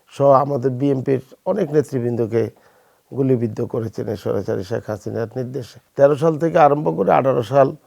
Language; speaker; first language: Bangla; native; Bangla